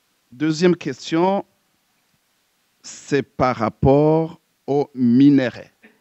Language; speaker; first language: French; non-native, local second language; Rundi